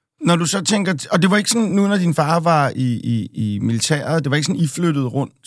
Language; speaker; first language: Danish; native; Danish